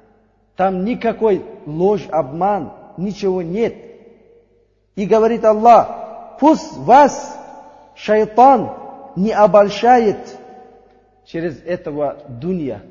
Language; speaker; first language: Russian; non-native, learner; Uzbek